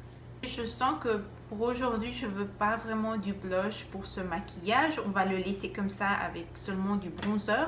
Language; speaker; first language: French; non-native, fluent; Spanish